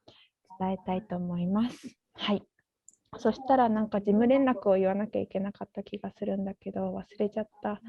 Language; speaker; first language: Japanese; native; Japanese